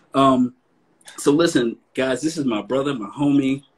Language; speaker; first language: English; native; English